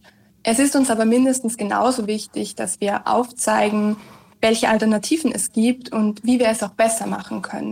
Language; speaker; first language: German; native; German